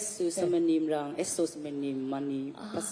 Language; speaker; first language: Korean; non-native, learner; Vietnamese